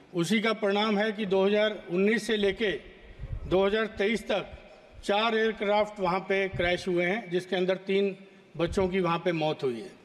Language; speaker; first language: Hindi; native; Hindi